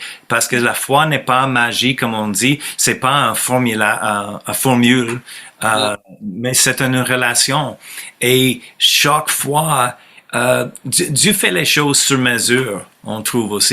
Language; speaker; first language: French; non-native, fluent; English